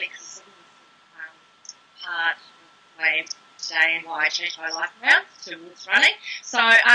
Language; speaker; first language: English; native; English